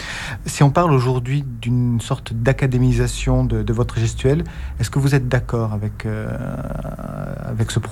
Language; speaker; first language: French; native; French